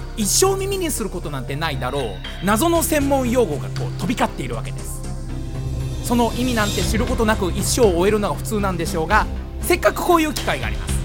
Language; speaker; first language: Japanese; native; Japanese